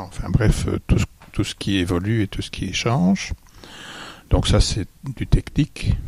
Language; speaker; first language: French; native; French